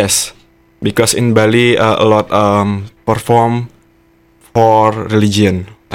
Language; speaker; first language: English; non-native, learner; Indonesian